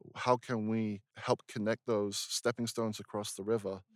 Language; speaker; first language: English; native; English